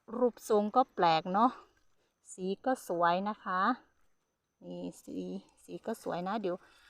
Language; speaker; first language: Thai; non-native, local second language; Hmong